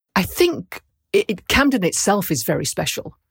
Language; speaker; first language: English; native; English